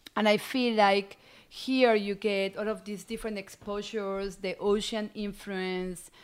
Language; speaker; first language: English; non-native, fluent; Spanish